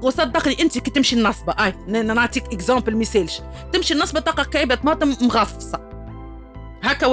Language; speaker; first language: Arabic; native; Arabic